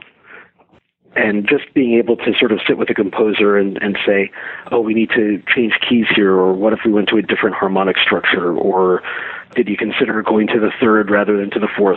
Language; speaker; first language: English; native; English